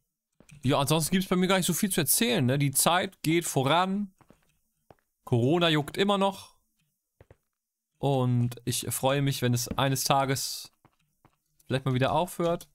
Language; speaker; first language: German; native; German